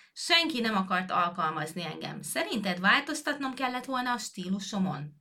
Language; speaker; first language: Hungarian; native; Hungarian